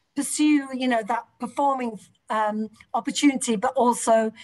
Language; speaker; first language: English; native; English